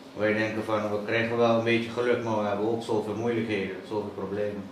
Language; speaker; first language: Dutch; native; Dutch